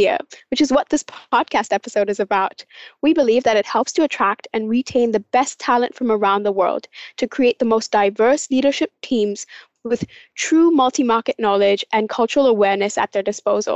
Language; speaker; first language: English; non-native, local second language; Cantonese